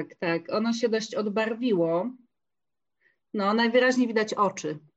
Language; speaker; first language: Polish; native; Polish